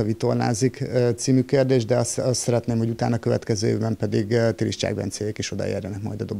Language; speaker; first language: Hungarian; native; Hungarian